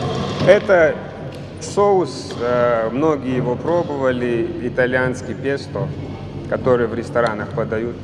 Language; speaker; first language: Russian; non-native, local second language; Adyghe